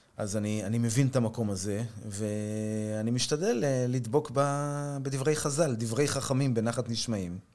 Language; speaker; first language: Hebrew; native; Hebrew